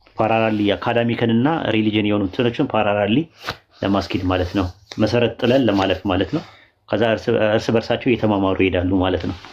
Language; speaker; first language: Amharic; native; Amharic